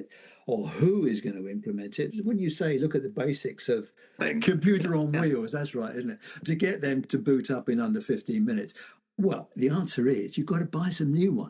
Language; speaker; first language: English; native; English